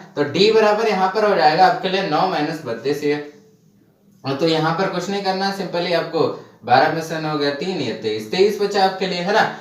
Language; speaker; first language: Hindi; native; Hindi